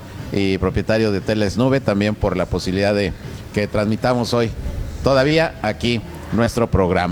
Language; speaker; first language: Spanish; native; Spanish